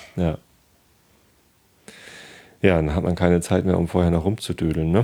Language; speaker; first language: German; native; German